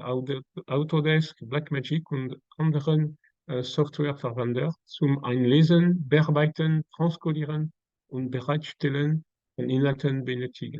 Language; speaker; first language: German; non-native, learner; French